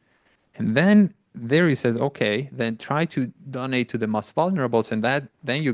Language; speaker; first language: English; non-native, fluent; Italian